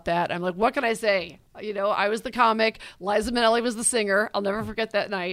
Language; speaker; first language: English; native; English